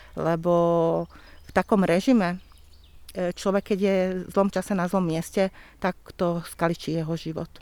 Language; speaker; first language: Slovak; non-native, local second language; Hungarian